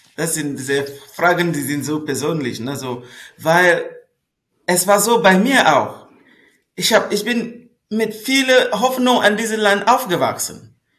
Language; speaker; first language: German; non-native, fluent; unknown